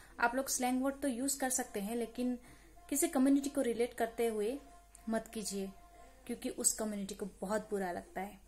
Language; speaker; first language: Hindi; non-native, local second language; Nepali